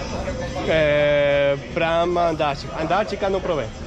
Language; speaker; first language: Portuguese; non-native, learner; Danish